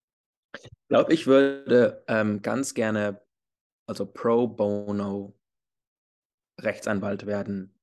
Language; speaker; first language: German; early bilingual, heritage; English